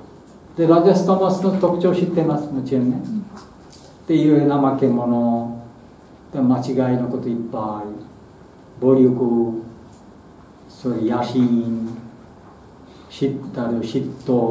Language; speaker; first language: Japanese; non-native, fluent; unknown